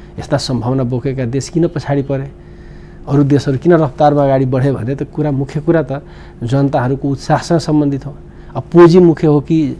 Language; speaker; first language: Nepali; non-native, local second language; Bhojpuri